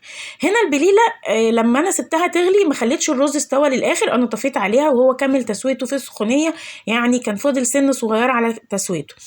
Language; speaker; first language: Arabic; native; Arabic